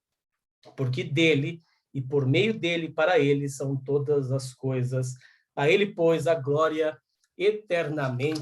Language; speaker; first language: Portuguese; native; Portuguese